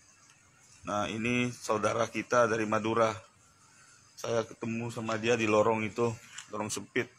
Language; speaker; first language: Indonesian; native; Indonesian